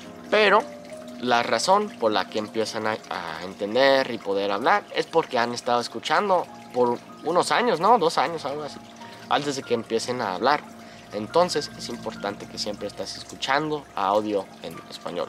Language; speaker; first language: Spanish; non-native, fluent; English